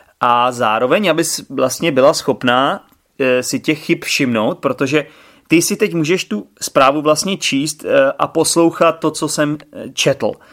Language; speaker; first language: Czech; native; Czech